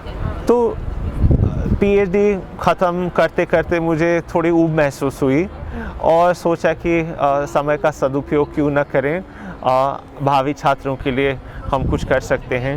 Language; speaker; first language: Hindi; native; Hindi